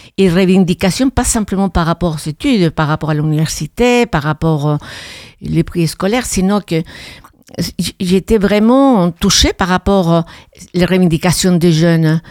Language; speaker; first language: French; non-native, fluent; Spanish